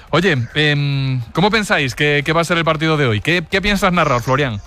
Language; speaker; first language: Spanish; native; Spanish